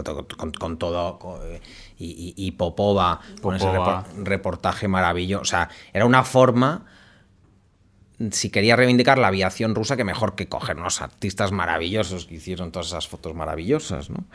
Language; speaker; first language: Spanish; native; Spanish